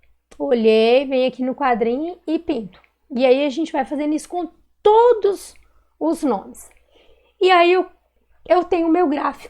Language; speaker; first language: Portuguese; native; Portuguese